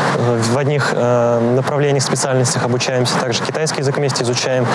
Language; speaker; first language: Russian; native; Russian